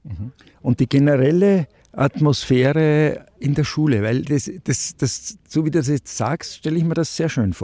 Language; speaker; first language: German; native; German